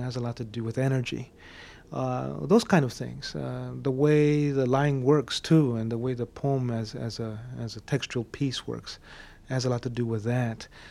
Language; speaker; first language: English; early bilingual, other home language; Spanish